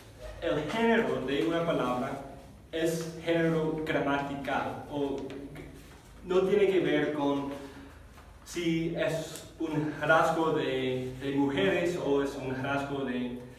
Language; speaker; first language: Spanish; non-native, fluent; English